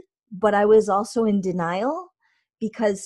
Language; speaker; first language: English; native; English